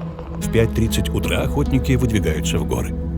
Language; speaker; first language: Russian; native; Russian